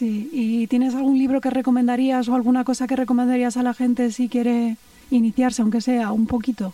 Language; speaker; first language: Spanish; native; Spanish